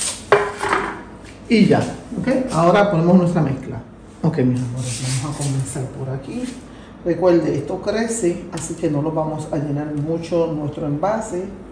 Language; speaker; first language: Spanish; native; Spanish